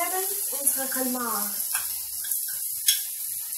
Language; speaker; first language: German; non-native, learner; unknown